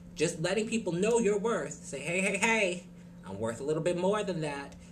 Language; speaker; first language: English; native; English